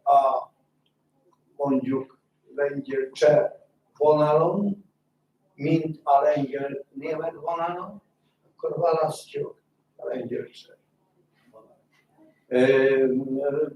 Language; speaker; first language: Hungarian; non-native, fluent; Polish